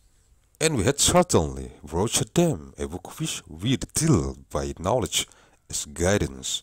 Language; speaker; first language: English; non-native, learner; Indonesian